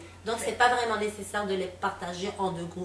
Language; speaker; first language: French; non-native, local second language; Arabic